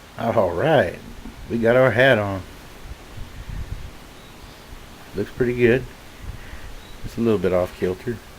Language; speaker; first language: English; native; English